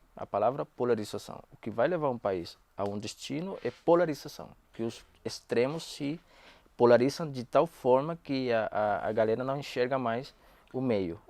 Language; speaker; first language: Portuguese; non-native, fluent; Spanish